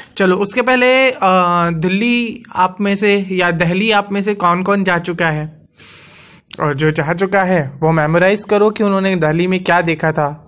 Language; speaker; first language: Hindi; non-native, local second language; Gujarati